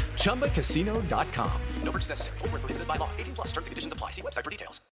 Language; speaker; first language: English; non-native, fluent; Dutch